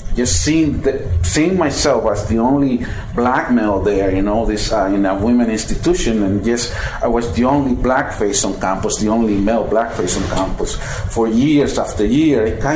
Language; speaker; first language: English; non-native, fluent; Spanish